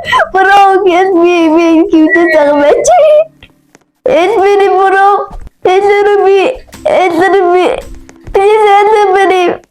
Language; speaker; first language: English; non-native, learner; Mongolian